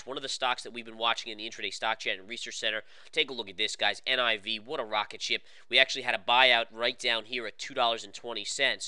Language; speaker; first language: English; native; English